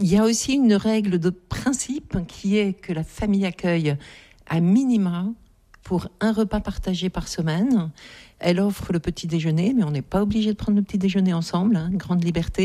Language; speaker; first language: French; native; French